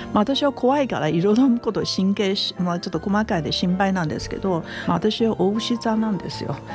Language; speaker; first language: Japanese; non-native, fluent; Chinese